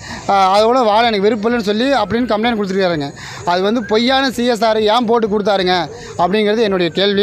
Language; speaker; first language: Tamil; native; Tamil